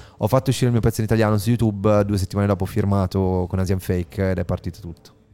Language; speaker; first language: Italian; native; Italian